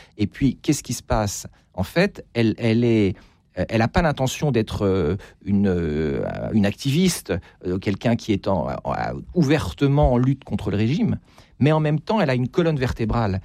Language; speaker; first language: French; native; French